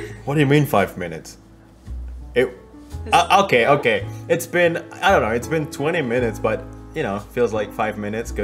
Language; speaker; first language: English; non-native, fluent; Indonesian